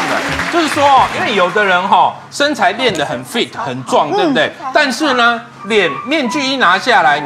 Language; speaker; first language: Chinese; native; Chinese